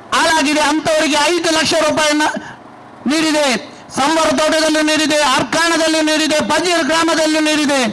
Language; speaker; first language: Kannada; non-native, local second language; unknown